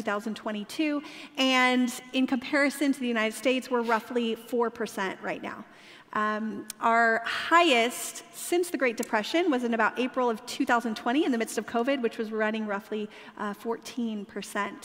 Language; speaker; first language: English; native; English